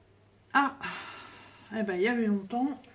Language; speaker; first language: French; native; French